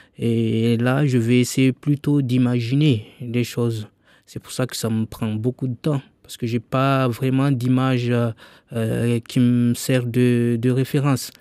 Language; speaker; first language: French; non-native, local second language; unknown